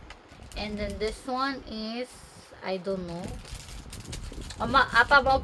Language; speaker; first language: English; non-native, local second language; Filipino